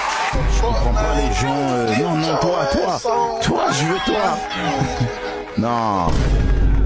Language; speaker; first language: French; native; French